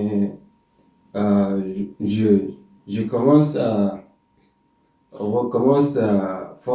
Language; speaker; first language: French; non-native, learner; Arabic